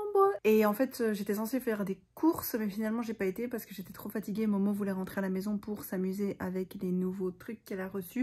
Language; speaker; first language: French; native; French